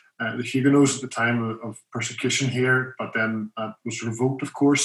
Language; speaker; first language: English; native; English